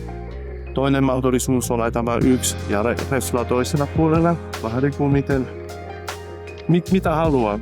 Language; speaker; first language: Finnish; non-native, fluent; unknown